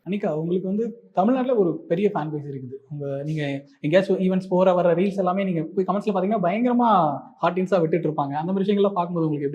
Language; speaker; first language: Tamil; native; Tamil